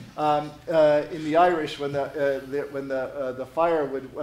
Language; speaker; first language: English; native; English